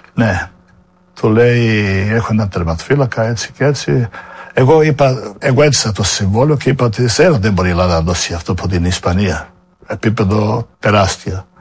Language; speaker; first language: Greek; non-native, fluent; Serbian